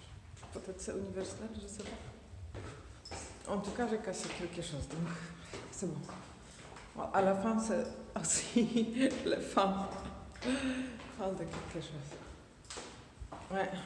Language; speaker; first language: French; non-native, fluent; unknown